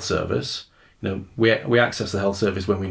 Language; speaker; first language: English; native; English